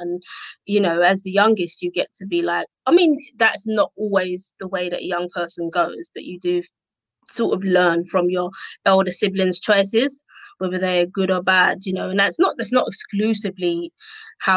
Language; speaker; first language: English; native; English